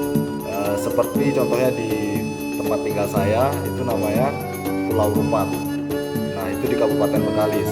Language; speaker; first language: Indonesian; non-native, local second language; Malay